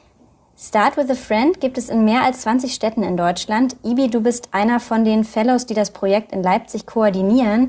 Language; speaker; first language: German; native; German